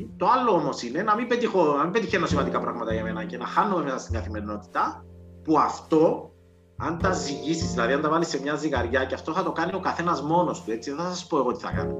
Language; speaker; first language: Greek; native; Greek